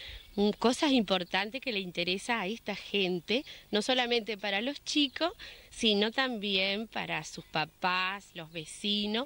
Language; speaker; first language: Spanish; native; Spanish